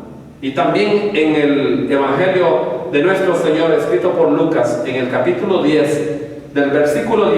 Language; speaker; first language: Spanish; native; Spanish